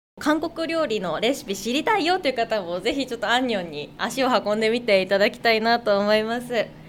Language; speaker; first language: Japanese; native; Japanese